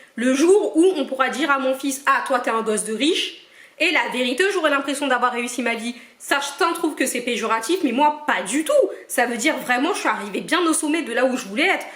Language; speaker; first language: French; early bilingual, other home language; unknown